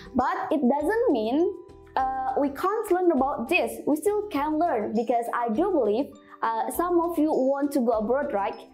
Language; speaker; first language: English; non-native, fluent; Indonesian